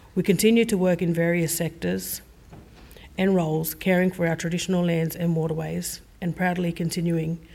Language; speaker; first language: English; native; English